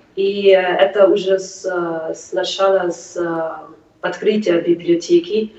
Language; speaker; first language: Russian; non-native, fluent; German